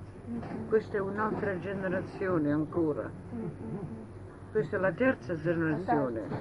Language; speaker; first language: Italian; early bilingual, heritage; Italian